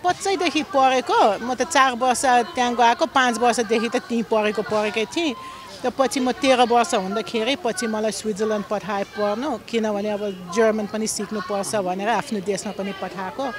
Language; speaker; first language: Nepali; early bilingual, other home language; German